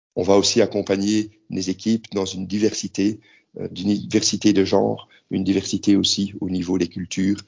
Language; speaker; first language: French; native; French